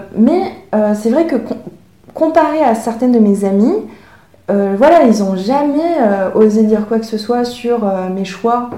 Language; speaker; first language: French; early bilingual, other home language; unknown